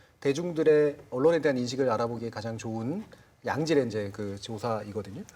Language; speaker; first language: Korean; native; Korean